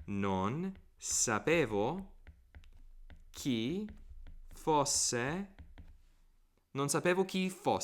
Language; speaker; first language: Italian; non-native, fluent; English